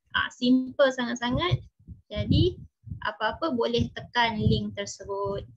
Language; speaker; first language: Malay; native; Malay